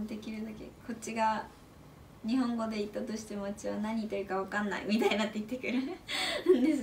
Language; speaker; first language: Japanese; early bilingual, other home language; Portuguese